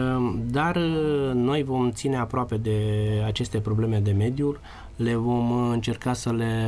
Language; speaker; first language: Romanian; native; Romanian